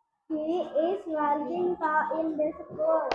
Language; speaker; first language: English; non-native, learner; Indonesian